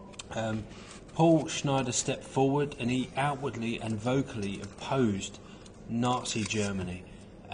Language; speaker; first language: English; native; English